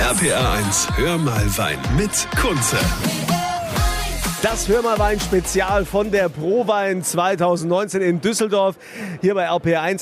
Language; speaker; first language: German; native; German